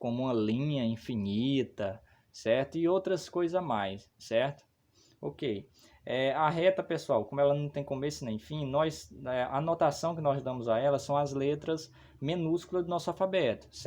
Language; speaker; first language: Portuguese; native; Portuguese